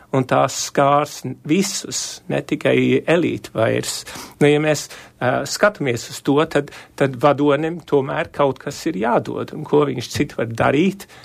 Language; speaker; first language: Latvian; early bilingual, heritage; Latvian